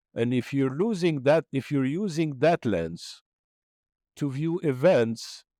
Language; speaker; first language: English; non-native, fluent; Arabic